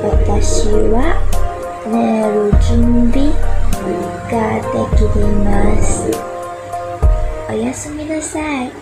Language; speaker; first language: Japanese; non-native, learner; Malay